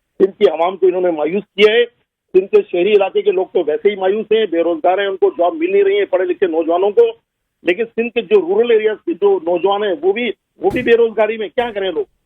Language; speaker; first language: Urdu; native; Urdu